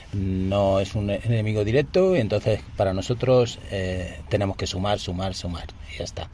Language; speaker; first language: Spanish; native; Spanish